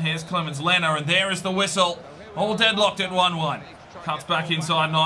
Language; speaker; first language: English; native; English